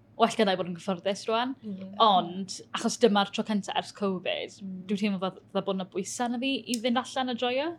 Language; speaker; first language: Welsh; native; Welsh